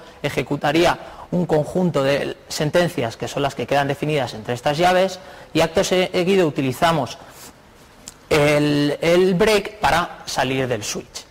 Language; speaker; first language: Spanish; native; Spanish